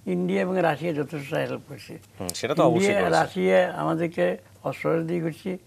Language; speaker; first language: Bangla; native; Bangla